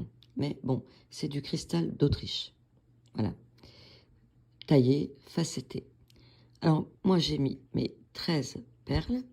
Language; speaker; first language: French; native; French